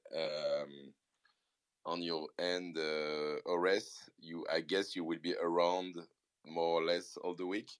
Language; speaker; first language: English; non-native, fluent; French